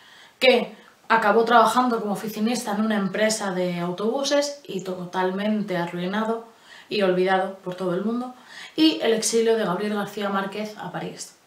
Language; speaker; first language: Spanish; native; Spanish